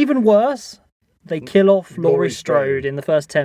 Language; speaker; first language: English; native; English